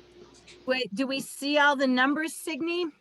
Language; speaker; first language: English; native; English